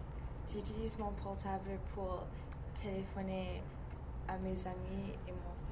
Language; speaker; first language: French; non-native, learner; English